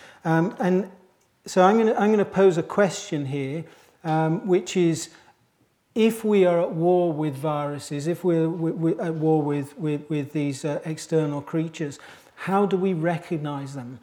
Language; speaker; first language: English; native; English